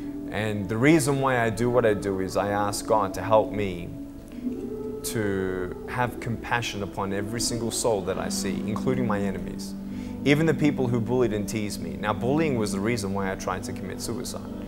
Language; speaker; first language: English; native; English